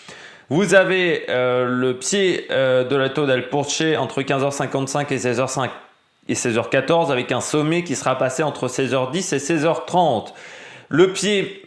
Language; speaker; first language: French; native; French